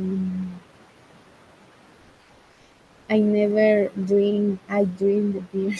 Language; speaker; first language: English; non-native, learner; Spanish